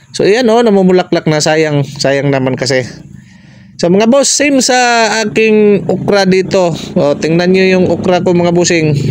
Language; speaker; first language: Filipino; non-native, local second language; Cebuano